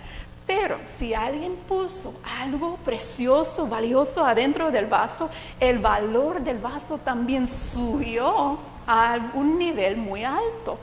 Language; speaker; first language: Spanish; non-native, fluent; English